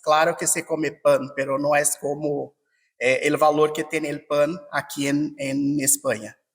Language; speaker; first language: Spanish; non-native, fluent; Portuguese